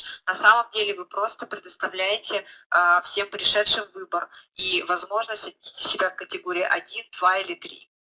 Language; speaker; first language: Russian; native; Russian